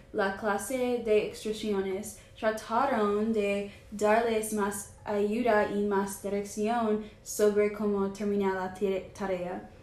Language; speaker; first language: Spanish; non-native, learner; English